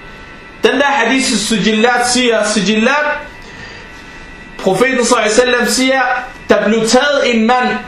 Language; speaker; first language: Danish; early bilingual, other home language; Arabic